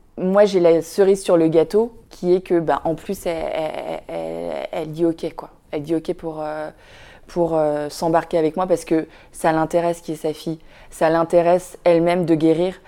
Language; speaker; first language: French; early bilingual, other home language; Vietnamese